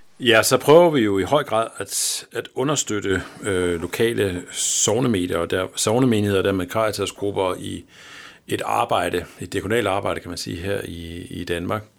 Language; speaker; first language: Danish; native; Danish